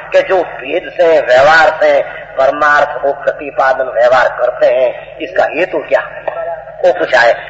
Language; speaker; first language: Hindi; non-native, local second language; Gujarati